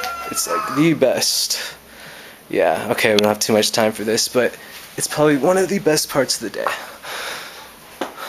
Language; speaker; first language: English; native; English